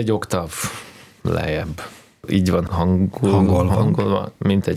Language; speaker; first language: Hungarian; non-native, learner; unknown